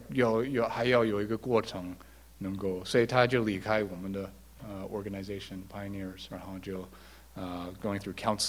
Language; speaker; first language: Chinese; early bilingual, heritage; English